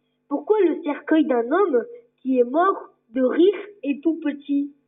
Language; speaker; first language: French; native; French